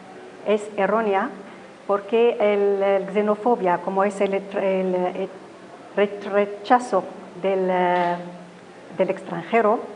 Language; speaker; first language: Spanish; non-native, learner; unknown